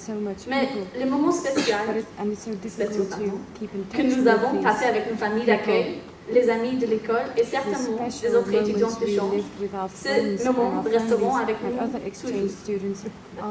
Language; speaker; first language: French; non-native, fluent; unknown